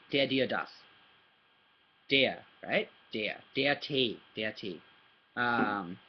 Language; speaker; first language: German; non-native, learner; English